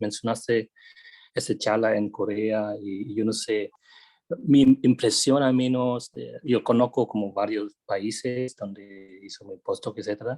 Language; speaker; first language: Spanish; non-native, fluent; Vietnamese